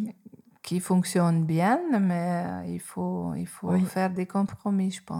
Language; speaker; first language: French; non-native, fluent; Hungarian